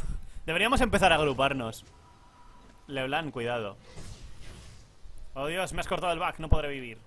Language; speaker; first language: Spanish; native; Spanish